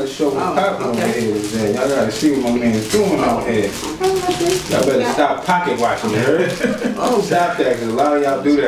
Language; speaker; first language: English; native; English